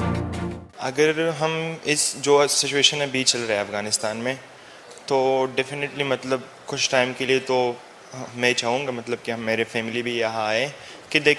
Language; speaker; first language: Hindi; non-native, fluent; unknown